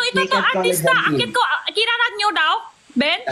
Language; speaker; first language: Filipino; non-native, learner; Chinese